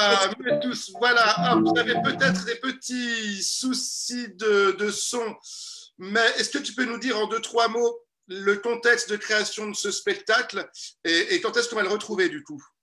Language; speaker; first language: French; native; French